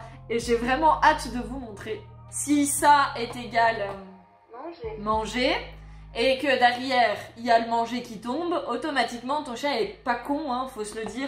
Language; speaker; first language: French; native; French